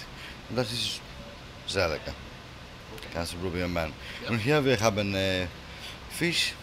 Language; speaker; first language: German; non-native, learner; Greek